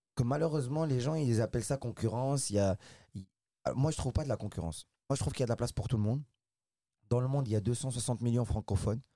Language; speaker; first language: French; non-native, local second language; Arabic